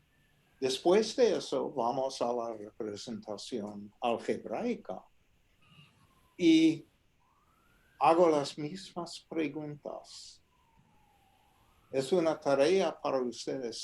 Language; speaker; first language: Spanish; non-native, fluent; English